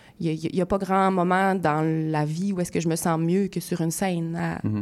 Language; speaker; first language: French; native; French